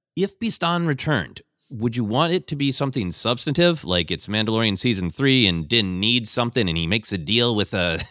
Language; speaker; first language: English; native; English